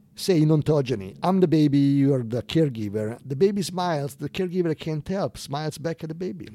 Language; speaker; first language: English; non-native, fluent; Italian